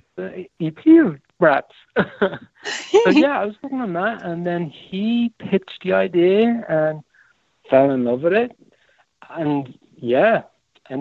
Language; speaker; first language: English; native; English